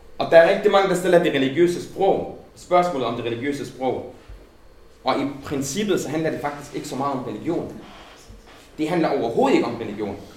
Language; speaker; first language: Danish; early bilingual, other home language; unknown